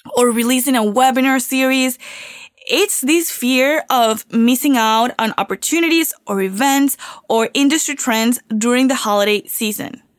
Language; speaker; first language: English; non-native, fluent; Spanish